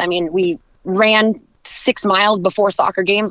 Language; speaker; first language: English; native; English